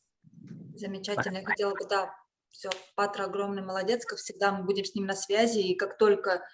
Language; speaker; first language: Russian; native; Russian